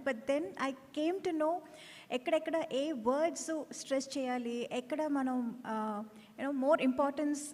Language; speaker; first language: Telugu; non-native, fluent; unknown